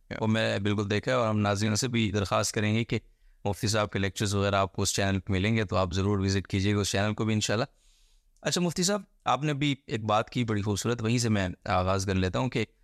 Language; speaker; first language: Urdu; native; Urdu